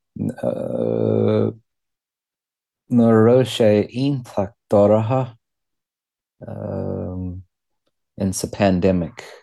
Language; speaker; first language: Irish; non-native, learner; English